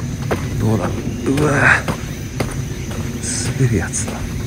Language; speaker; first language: Japanese; native; Japanese